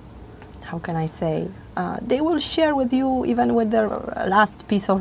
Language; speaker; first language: English; non-native, fluent; Polish